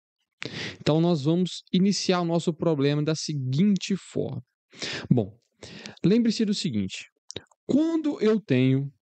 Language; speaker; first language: Portuguese; native; Portuguese